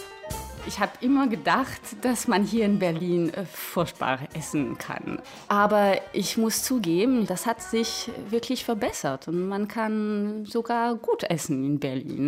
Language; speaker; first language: German; non-native, fluent; French